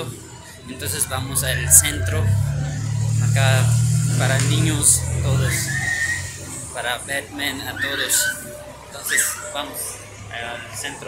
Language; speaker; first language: Spanish; non-native, learner; Urdu